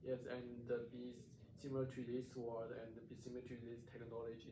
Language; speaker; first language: English; non-native, learner; Chinese